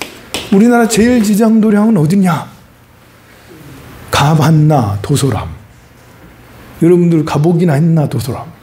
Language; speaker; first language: Korean; native; Korean